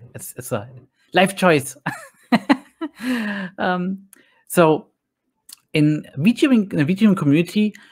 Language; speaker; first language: English; non-native, fluent; German